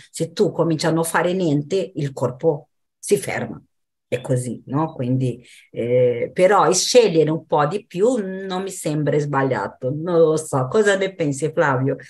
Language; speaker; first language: Italian; non-native, fluent; Portuguese